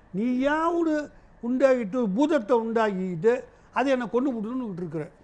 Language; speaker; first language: Tamil; native; Tamil